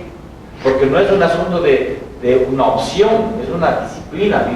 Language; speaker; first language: Spanish; native; Spanish